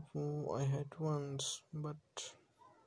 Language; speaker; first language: English; non-native, learner; Bangla